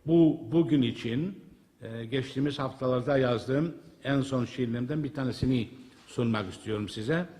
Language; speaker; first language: Turkish; native; Turkish